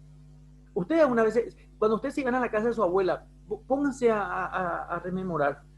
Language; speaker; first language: Spanish; native; Spanish